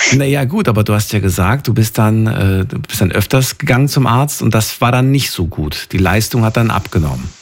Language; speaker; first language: German; native; German